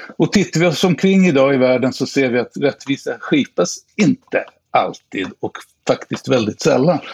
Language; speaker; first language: Swedish; native; Swedish